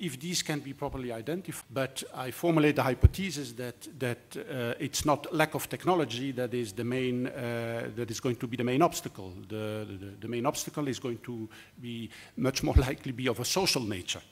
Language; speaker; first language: English; non-native, fluent; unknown